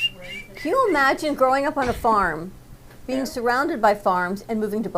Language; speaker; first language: English; native; English